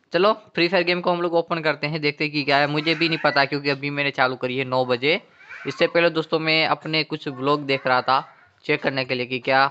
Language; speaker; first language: Hindi; non-native, local second language; Gujarati